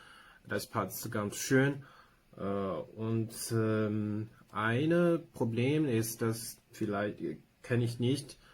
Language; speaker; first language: German; non-native, learner; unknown